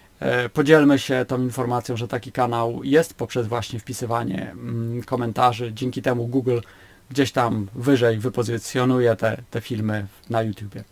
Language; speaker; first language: Polish; native; Polish